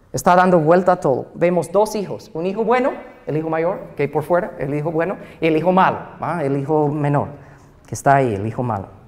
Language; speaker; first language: Spanish; non-native, fluent; English